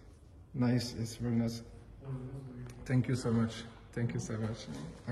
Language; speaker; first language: English; non-native, learner; French